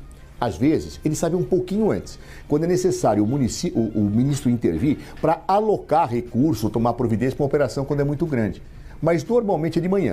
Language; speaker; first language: Portuguese; native; Portuguese